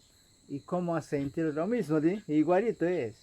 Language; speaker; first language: Spanish; non-native, local second language; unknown